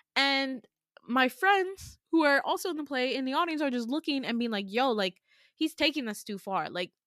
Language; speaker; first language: English; native; English